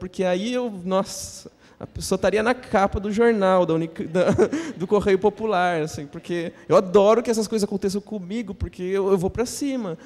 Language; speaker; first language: Portuguese; native; Portuguese